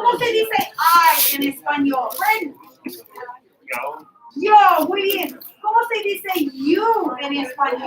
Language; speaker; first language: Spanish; non-native, fluent; English